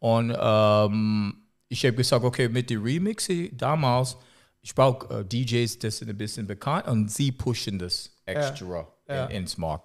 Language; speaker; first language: German; non-native, learner; English